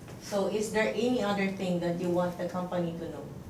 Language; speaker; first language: English; non-native, local second language; Filipino